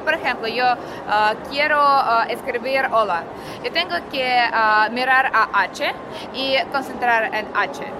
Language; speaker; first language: Spanish; non-native, learner; Russian